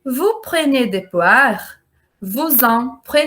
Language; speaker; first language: French; non-native, fluent; Portuguese